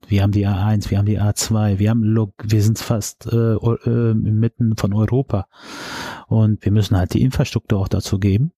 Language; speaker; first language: German; early bilingual, other home language; Turkish